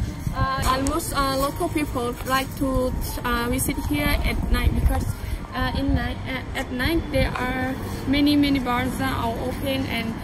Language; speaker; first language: English; non-native, learner; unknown